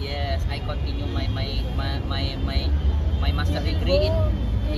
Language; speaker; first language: English; non-native, learner; Indonesian